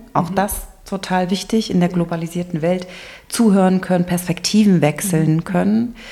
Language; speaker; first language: German; native; German